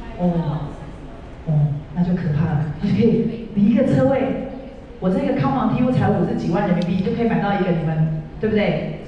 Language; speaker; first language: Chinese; native; Chinese